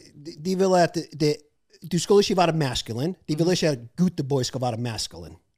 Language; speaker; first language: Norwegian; non-native, fluent; English